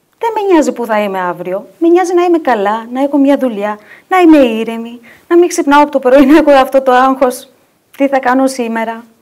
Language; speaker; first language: Greek; non-native, fluent; Albanian